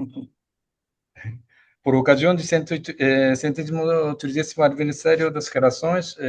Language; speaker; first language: Portuguese; non-native, fluent; Japanese